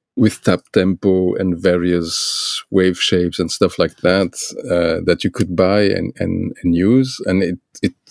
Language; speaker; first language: English; non-native, fluent; Portuguese